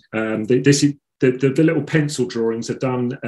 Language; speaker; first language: English; native; English